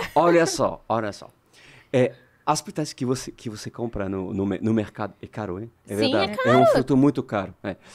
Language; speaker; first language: Portuguese; non-native, fluent; French